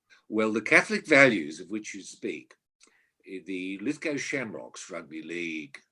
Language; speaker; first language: English; native; English